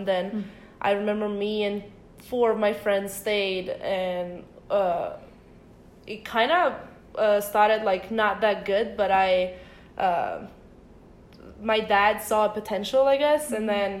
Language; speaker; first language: English; early bilingual, other home language; Bosnian